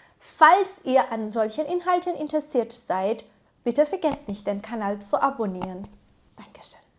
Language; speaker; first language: German; non-native, fluent; Persian